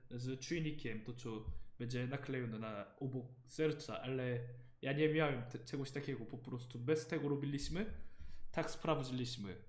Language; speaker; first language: Polish; non-native, learner; Korean